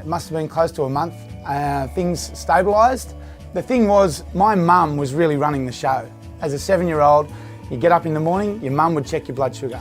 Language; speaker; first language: English; native; English